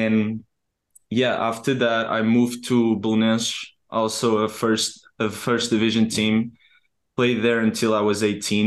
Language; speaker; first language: English; non-native, fluent; Portuguese